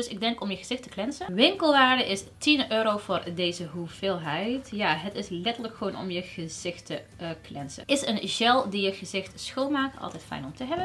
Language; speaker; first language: Dutch; early bilingual, other home language; Riffian